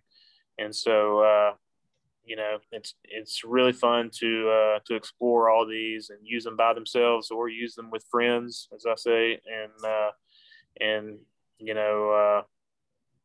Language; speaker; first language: English; native; English